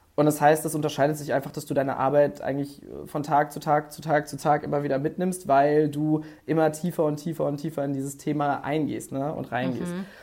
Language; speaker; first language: German; native; German